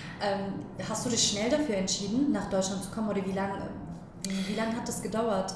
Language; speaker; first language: German; early bilingual, other home language; Persian